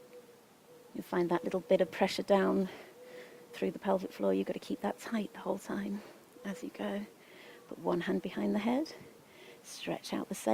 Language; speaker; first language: English; native; English